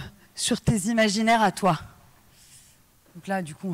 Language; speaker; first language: French; native; French